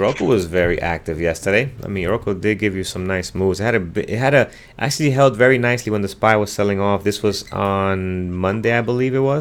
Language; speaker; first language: English; native; English